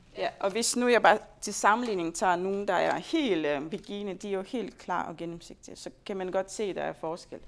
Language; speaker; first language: Danish; non-native, fluent; Lithuanian